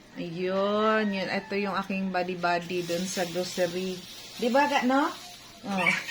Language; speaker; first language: Filipino; non-native, local second language; Cebuano